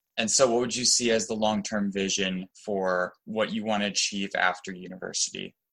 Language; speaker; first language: English; native; English